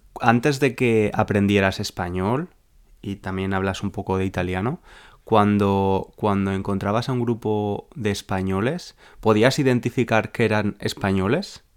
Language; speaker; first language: Spanish; native; Spanish